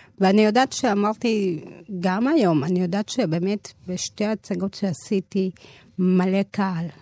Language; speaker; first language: Hebrew; early bilingual, other home language; Amharic